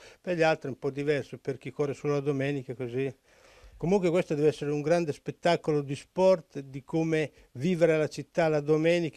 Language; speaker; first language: Italian; native; Italian